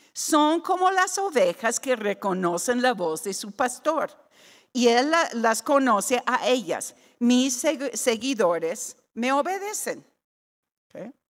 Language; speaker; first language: Spanish; non-native, fluent; English